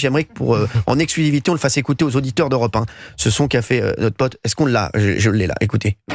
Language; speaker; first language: French; native; French